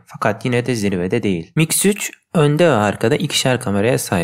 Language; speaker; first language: Turkish; native; Turkish